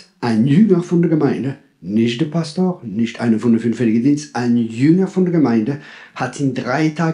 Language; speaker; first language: German; non-native, fluent; French